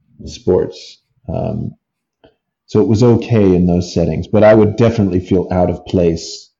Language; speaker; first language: English; native; English